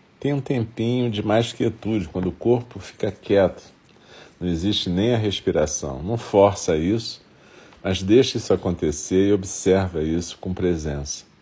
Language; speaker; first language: Portuguese; native; Portuguese